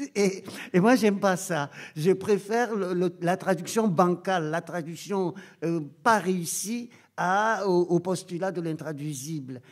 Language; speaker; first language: French; non-native, local second language; Ewe